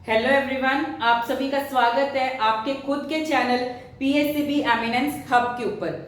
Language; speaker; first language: Hindi; non-native, local second language; Punjabi